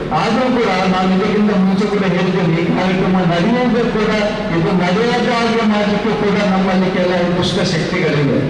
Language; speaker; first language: Kannada; non-native, local second language; Konkani